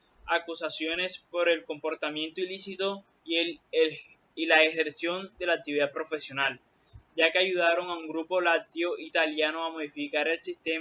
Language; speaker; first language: Spanish; native; Spanish